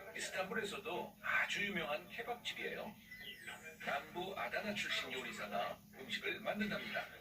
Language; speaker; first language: Korean; native; Korean